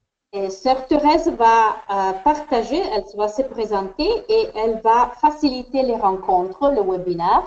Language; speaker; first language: French; non-native, fluent; Spanish